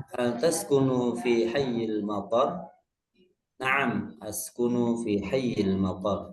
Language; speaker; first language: Arabic; non-native, learner; Indonesian